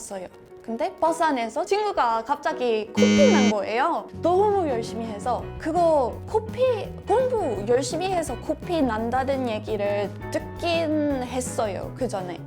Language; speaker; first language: Korean; non-native, fluent; English